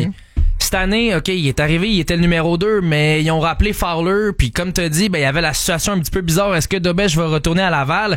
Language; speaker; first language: French; native; French